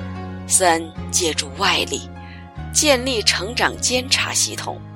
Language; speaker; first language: Chinese; native; Chinese